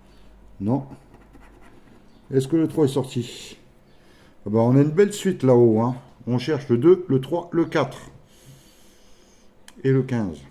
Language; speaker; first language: French; native; French